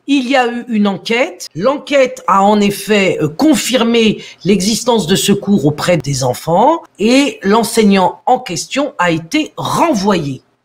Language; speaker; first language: French; early bilingual, other home language; Arabic